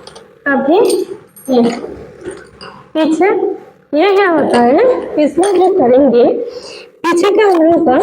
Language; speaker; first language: Hindi; non-native, local second language; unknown